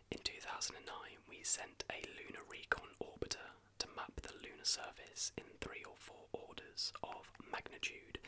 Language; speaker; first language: English; native; English